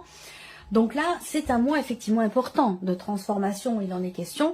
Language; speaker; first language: French; native; French